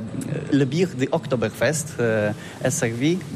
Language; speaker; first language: French; non-native, learner; Polish